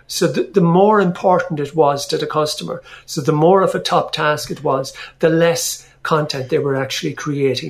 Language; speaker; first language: English; native; English